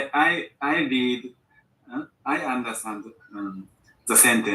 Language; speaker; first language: English; non-native, learner; Japanese